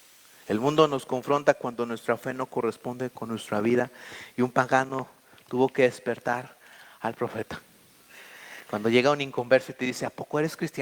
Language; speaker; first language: Spanish; native; Spanish